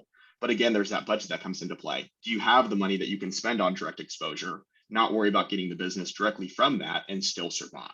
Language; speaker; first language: English; native; English